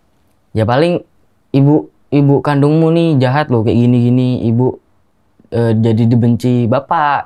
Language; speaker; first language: Indonesian; non-native, local second language; Javanese